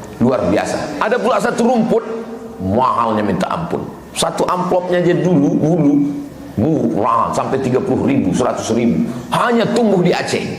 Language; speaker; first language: Indonesian; native; Indonesian